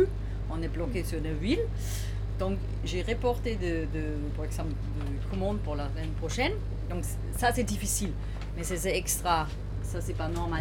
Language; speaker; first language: French; non-native, learner; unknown